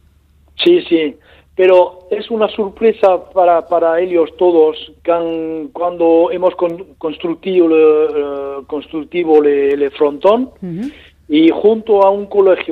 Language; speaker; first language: Spanish; non-native, learner; French